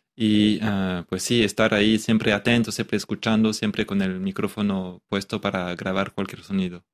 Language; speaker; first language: Spanish; non-native, fluent; French